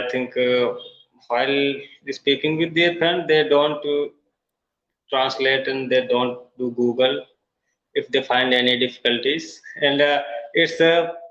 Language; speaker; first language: English; non-native, learner; Hindi